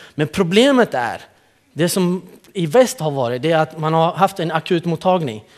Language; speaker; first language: Swedish; early bilingual, other home language; Central Kurdish